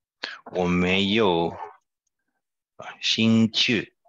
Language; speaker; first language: Chinese; non-native, learner; Spanish